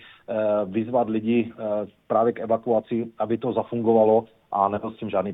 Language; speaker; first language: Czech; native; Czech